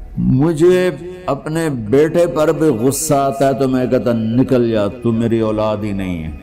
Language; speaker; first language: Urdu; non-native, local second language; Punjabi